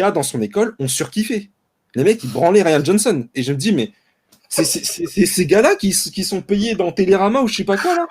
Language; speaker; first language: French; native; French